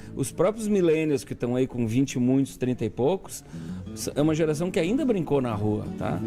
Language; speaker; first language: Portuguese; native; Portuguese